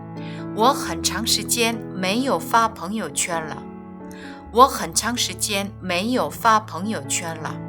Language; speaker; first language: Chinese; non-native, fluent; Korean